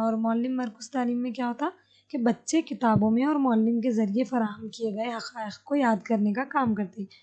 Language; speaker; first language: Urdu; native; Urdu